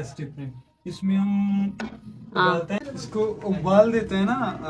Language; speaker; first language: Hindi; non-native, fluent; Pashto